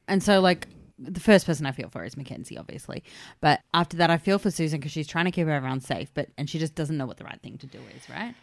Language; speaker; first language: English; native; English